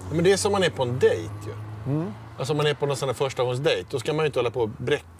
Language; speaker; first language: Swedish; native; Swedish